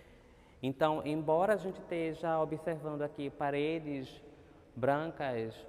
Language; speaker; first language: Portuguese; native; Portuguese